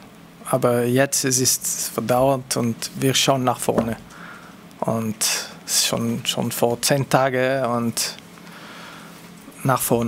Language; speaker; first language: German; non-native, local second language; French